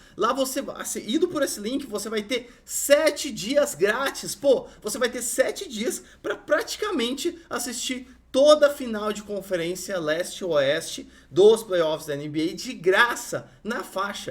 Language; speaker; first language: Portuguese; native; Portuguese